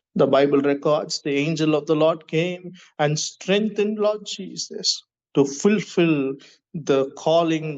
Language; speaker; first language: English; non-native, local second language; Tamil